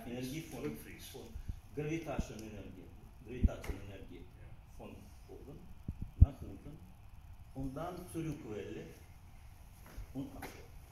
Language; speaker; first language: German; non-native, learner; Russian